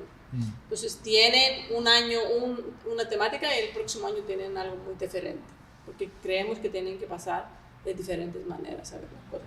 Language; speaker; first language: Spanish; non-native, fluent; Greek